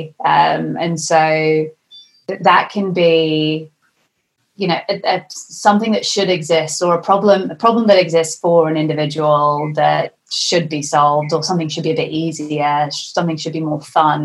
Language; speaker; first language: English; native; English